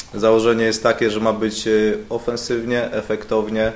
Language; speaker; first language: Polish; native; Polish